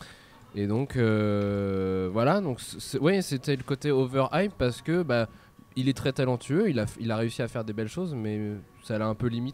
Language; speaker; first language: French; native; French